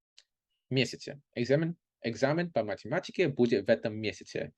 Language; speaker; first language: Russian; non-native, fluent; English